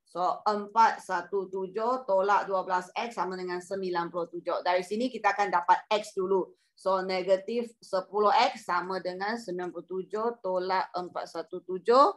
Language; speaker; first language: Malay; non-native, local second language; Chinese